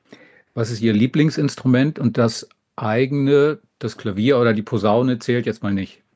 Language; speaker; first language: German; native; German